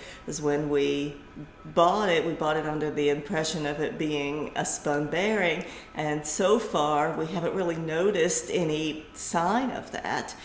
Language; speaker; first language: English; native; English